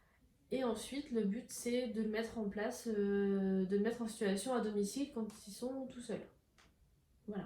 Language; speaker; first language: French; native; French